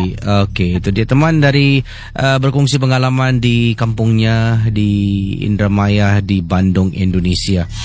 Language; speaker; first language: Malay; native; Malay